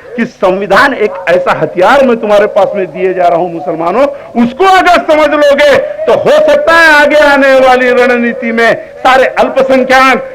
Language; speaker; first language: Hindi; non-native, local second language; Marathi